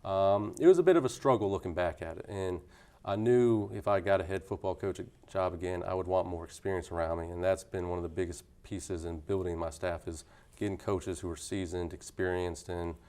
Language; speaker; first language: English; native; English